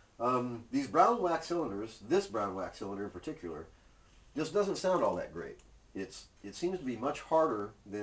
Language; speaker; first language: English; native; English